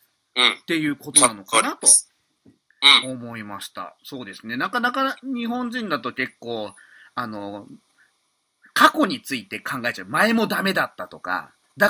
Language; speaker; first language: Japanese; native; Japanese